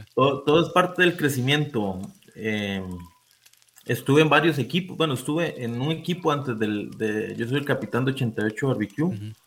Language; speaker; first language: Spanish; native; Spanish